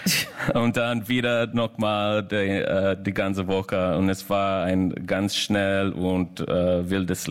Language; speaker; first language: German; non-native, learner; English